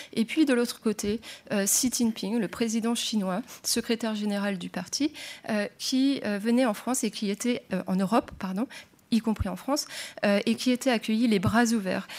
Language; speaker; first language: French; native; French